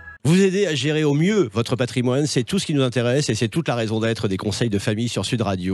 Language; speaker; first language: French; native; French